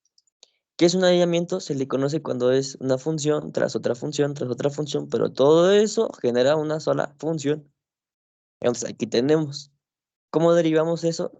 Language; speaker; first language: Spanish; native; Spanish